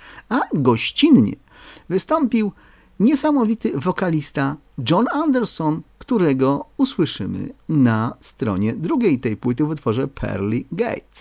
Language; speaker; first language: Polish; native; Polish